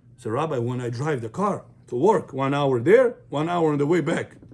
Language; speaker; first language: English; non-native, fluent; Russian